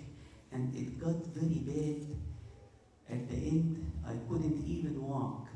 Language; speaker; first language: English; non-native, fluent; Arabic